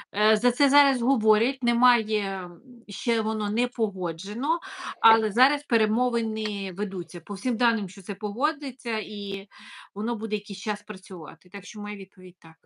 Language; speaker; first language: Ukrainian; non-native, local second language; Russian